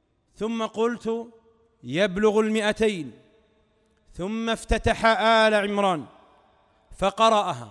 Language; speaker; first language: Arabic; native; Arabic